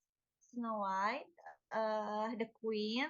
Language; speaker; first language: English; non-native, learner; Indonesian